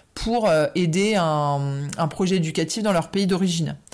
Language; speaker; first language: French; native; French